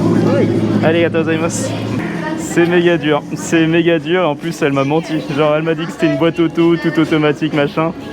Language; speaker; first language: French; native; French